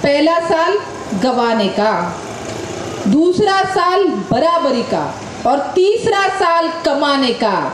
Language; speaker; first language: Hindi; non-native, local second language; Marathi